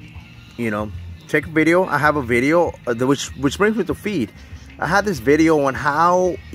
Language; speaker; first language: English; native; English